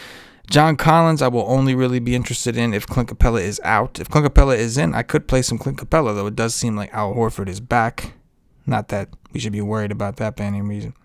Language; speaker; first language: English; native; English